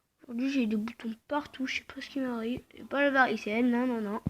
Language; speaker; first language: French; native; French